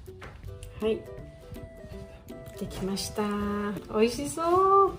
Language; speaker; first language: Japanese; non-native, learner; Georgian